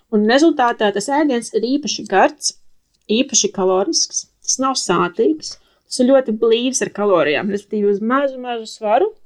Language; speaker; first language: Latvian; non-native, local second language; Russian